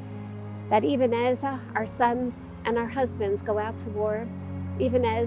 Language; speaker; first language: English; native; English